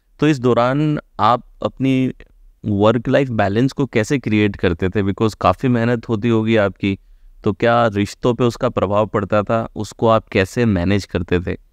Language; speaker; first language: Hindi; native; Hindi